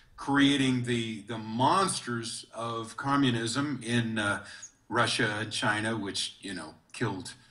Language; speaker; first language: English; native; English